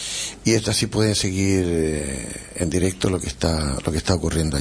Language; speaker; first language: Spanish; native; Spanish